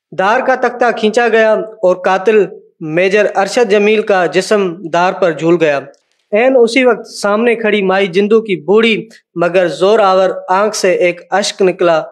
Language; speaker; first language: Urdu; non-native, local second language; Sindhi